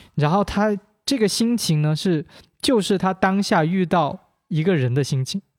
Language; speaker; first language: Chinese; non-native, local second language; Min Nan Chinese